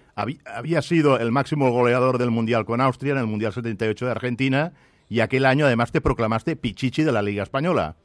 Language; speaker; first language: Spanish; non-native, local second language; Catalan